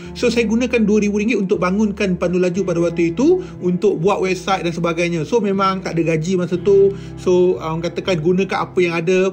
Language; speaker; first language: Malay; native; Malay